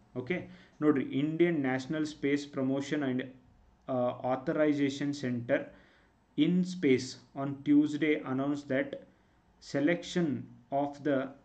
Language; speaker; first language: English; non-native, local second language; Kannada